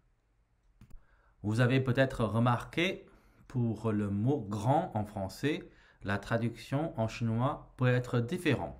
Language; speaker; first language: French; non-native, fluent; Chinese